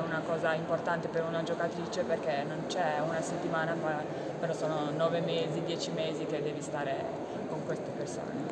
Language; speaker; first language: Italian; non-native, fluent; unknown